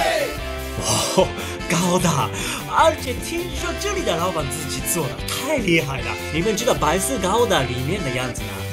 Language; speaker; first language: Chinese; non-native, fluent; Japanese